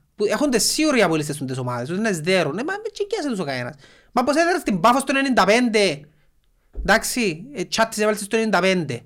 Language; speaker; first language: Greek; native; Greek